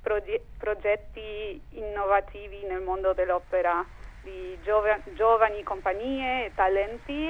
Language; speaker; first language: Italian; non-native, fluent; Spanish